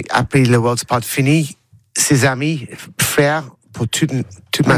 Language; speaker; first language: French; non-native, learner; English